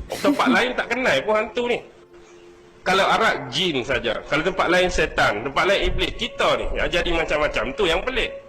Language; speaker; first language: Malay; native; Malay